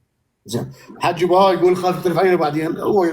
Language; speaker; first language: Arabic; native; Arabic